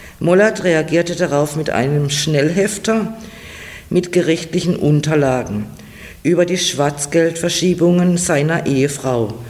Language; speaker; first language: German; native; German